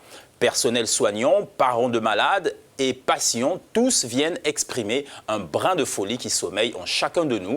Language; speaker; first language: French; native; French